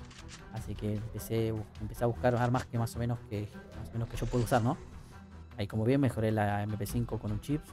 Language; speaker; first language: Spanish; native; Spanish